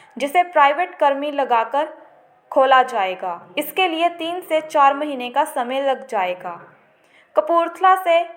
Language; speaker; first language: Hindi; non-native, local second language; Punjabi